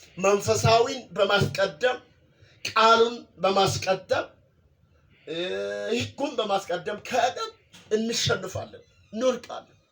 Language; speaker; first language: Amharic; non-native, local second language; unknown